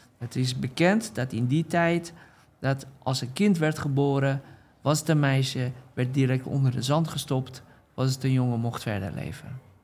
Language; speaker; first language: Dutch; non-native, fluent; Persian